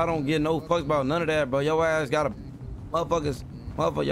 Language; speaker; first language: English; native; English